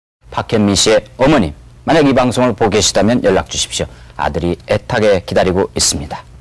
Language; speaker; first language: Korean; native; Korean